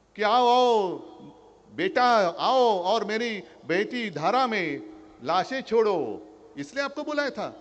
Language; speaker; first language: Hindi; non-native, local second language; Marathi